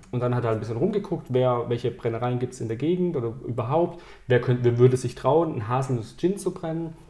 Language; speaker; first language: German; early bilingual, other home language; Italian